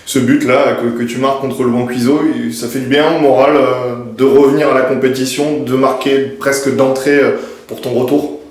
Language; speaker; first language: French; native; French